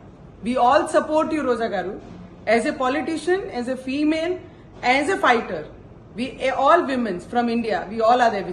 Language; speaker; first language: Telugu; non-native, fluent; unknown